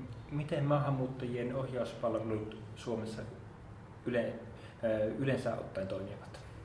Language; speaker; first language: Finnish; native; Finnish